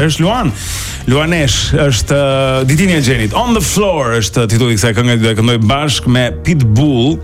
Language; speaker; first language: Albanian; native; Albanian